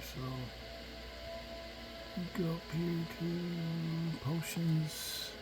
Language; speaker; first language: English; native; English